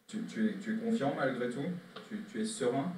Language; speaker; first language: French; native; French